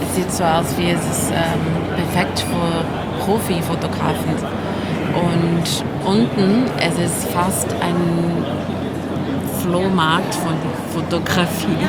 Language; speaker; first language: German; non-native, fluent; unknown